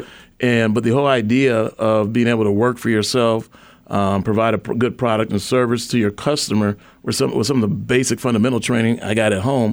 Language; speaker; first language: English; native; English